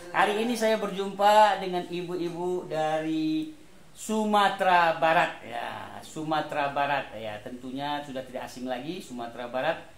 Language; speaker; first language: Indonesian; non-native, local second language; Achinese